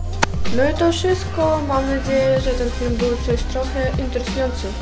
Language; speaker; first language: Polish; non-native, learner; Russian